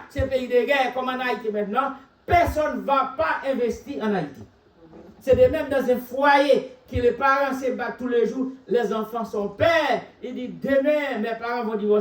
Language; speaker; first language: French; non-native, local second language; Haitian Creole